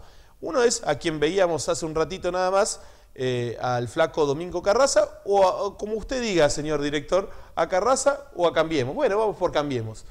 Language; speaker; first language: Spanish; native; Spanish